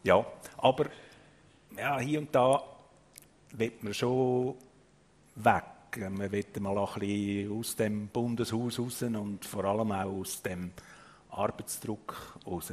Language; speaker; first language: German; native; German